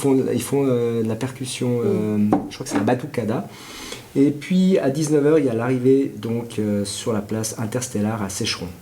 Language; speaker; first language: French; native; French